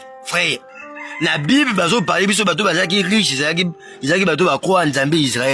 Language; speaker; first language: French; non-native, local second language; Lingala